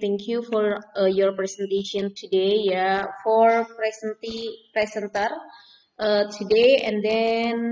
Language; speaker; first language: English; non-native, learner; Indonesian